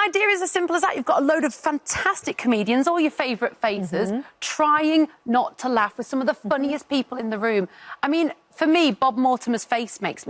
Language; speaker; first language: English; native; English